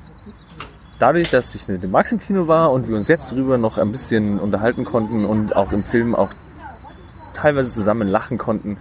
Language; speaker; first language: German; native; German